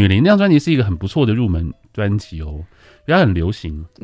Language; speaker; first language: Chinese; native; Chinese